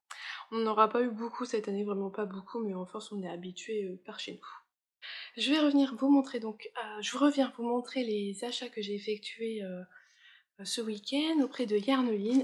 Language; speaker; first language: French; native; French